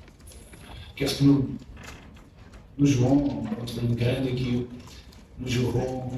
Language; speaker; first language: French; non-native, learner; Portuguese